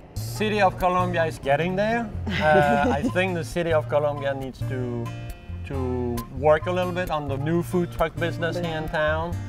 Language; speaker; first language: English; non-native, fluent; French